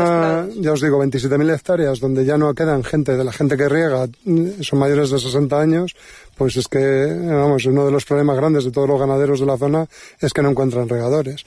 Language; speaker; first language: Spanish; native; Spanish